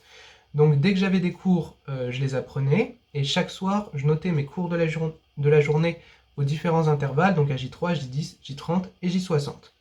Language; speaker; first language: French; native; French